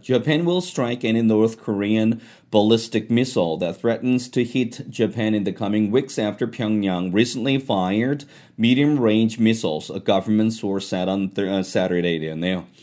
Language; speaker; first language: English; non-native, fluent; Korean